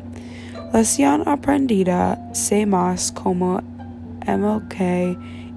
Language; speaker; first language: Spanish; non-native, learner; English